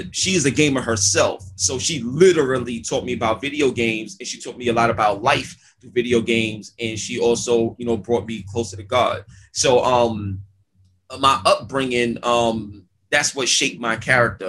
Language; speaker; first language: English; native; English